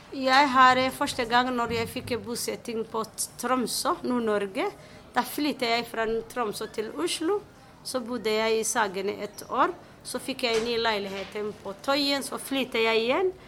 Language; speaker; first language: Norwegian; non-native, fluent; Somali